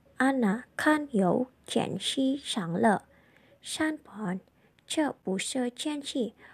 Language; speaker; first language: Chinese; non-native, learner; Indonesian